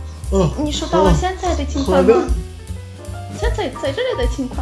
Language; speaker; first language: Chinese; non-native, fluent; Ukrainian